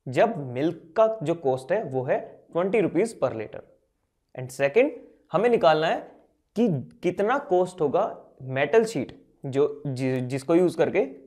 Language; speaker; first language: Hindi; native; Hindi